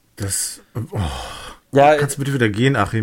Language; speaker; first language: German; native; German